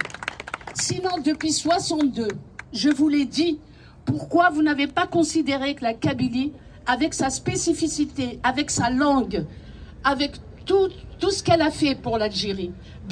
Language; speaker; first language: French; non-native, local second language; Kabyle